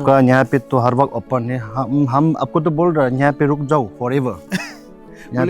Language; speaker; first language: Hindi; non-native, local second language; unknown